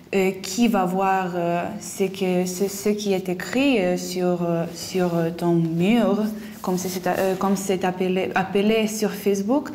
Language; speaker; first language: French; non-native, fluent; Lithuanian